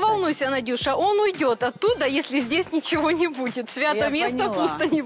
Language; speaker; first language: Russian; native; Russian